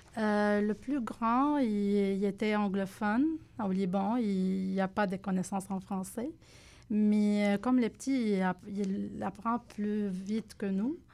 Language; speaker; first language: French; non-native, local second language; Arabic